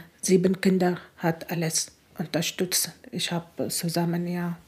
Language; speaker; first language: German; non-native, learner; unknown